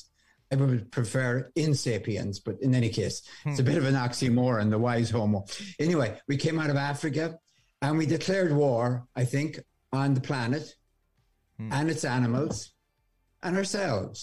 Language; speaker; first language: English; native; English